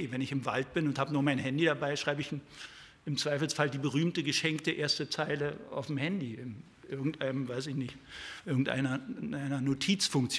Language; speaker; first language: German; native; German